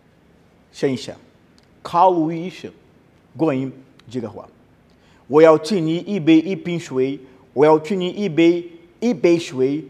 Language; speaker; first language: Chinese; non-native, learner; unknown